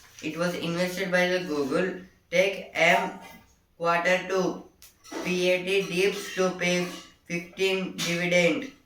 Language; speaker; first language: English; non-native, local second language; Telugu